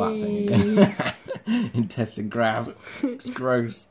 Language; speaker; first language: English; native; English